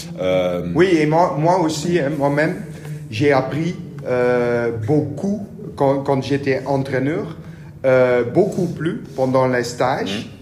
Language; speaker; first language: French; non-native, learner; Dutch